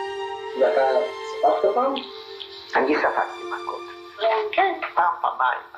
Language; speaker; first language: Hebrew; non-native, fluent; Polish